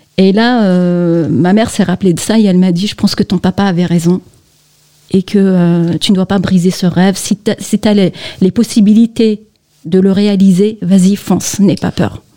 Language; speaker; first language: French; non-native, local second language; Kabyle